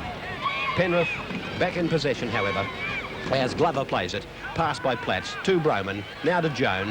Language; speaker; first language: English; native; English